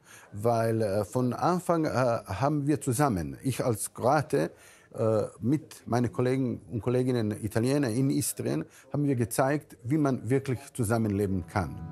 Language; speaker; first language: German; non-native, fluent; Croatian